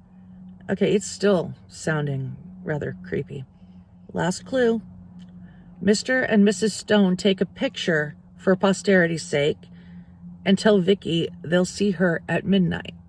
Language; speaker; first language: English; native; English